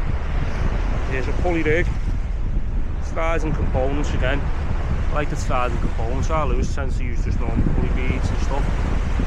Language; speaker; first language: English; native; English